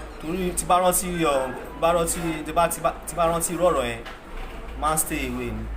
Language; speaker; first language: Yoruba; non-native, local second language; Igbo